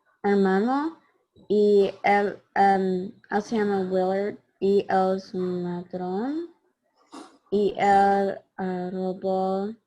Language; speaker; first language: Spanish; non-native, learner; English